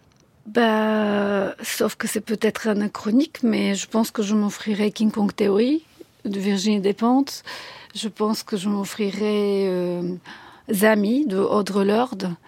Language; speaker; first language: French; non-native, fluent; Bulgarian